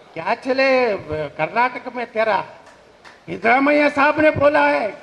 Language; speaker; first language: Hindi; non-native, local second language; Kannada